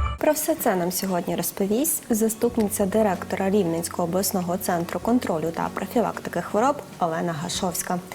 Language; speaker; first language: Ukrainian; native; Ukrainian